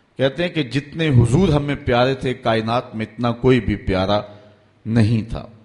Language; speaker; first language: Urdu; native; Urdu